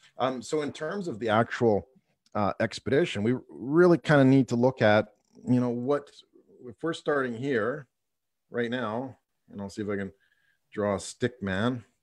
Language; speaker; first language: English; native; English